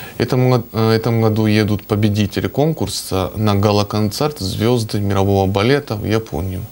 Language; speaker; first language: Russian; non-native, fluent; Japanese